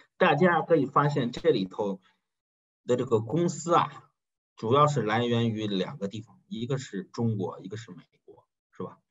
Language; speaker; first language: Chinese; native; Chinese